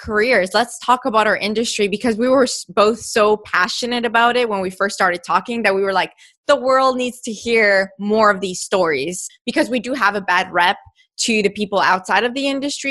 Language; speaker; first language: English; native; English